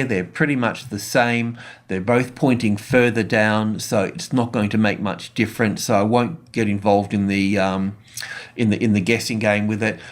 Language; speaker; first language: English; native; English